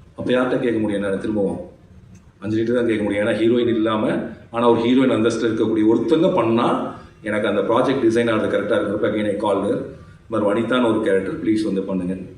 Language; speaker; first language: Tamil; native; Tamil